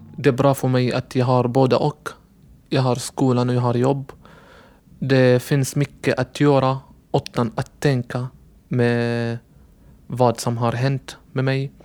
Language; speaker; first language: Swedish; non-native, learner; Arabic